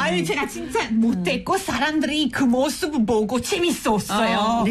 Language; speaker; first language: Korean; non-native, fluent; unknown